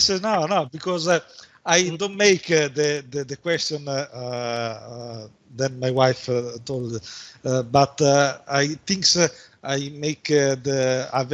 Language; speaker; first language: English; non-native, learner; Italian